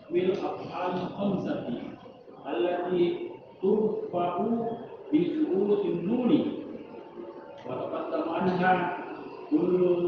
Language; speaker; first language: Arabic; non-native, learner; Indonesian